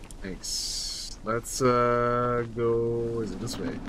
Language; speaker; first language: English; early bilingual, other home language; Spanish